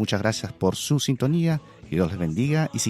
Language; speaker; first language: Spanish; native; Spanish